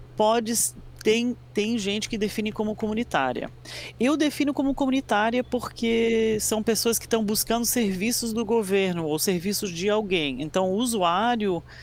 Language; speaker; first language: Portuguese; early bilingual, other home language; English